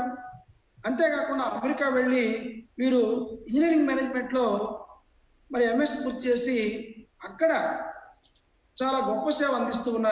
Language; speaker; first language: Telugu; native; Telugu